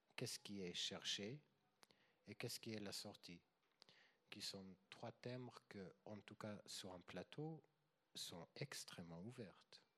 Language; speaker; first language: French; non-native, fluent; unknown